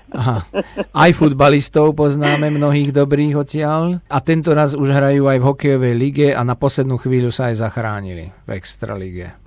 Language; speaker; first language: Slovak; native; Slovak